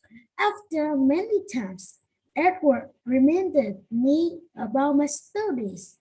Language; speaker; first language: English; non-native, learner; Vietnamese